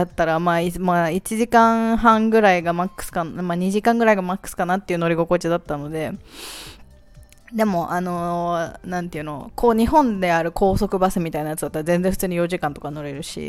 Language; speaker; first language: Japanese; native; Japanese